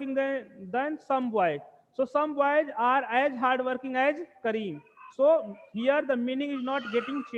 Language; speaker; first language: English; non-native, local second language; Hindi